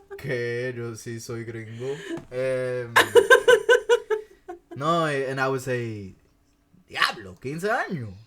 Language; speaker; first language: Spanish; non-native, fluent; English